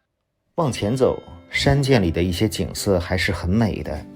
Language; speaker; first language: Chinese; native; Chinese